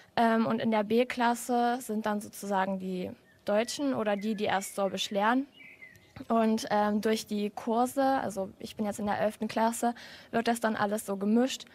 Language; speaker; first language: German; non-native, local second language; Upper Sorbian